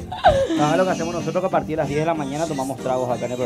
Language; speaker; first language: Spanish; native; Spanish